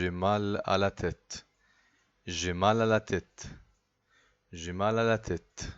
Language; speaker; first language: French; non-native, fluent; Arabic